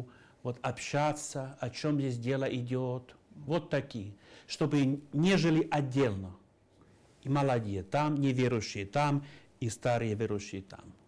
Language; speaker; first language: Russian; non-native, fluent; Finnish